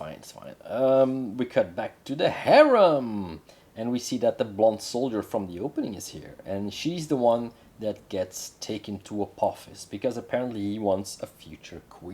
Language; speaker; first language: English; non-native, fluent; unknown